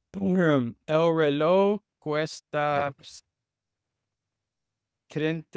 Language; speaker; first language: Spanish; non-native, learner; English